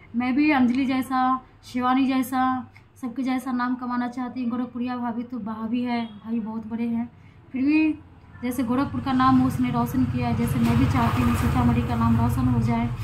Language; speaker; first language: Hindi; native; Hindi